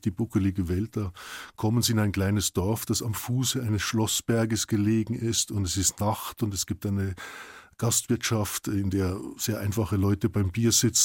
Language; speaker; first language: German; native; German